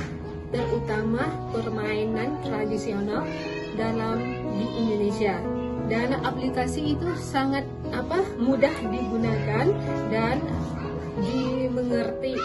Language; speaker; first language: Indonesian; non-native, learner; Thai